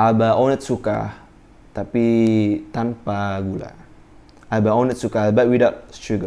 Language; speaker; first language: German; non-native, learner; Indonesian